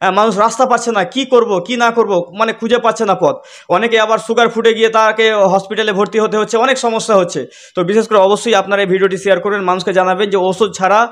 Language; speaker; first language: Bangla; native; Bangla